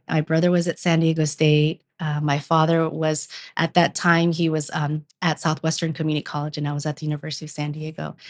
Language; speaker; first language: English; early bilingual, other home language; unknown